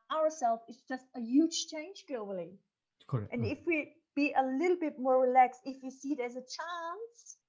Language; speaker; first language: English; non-native, fluent; German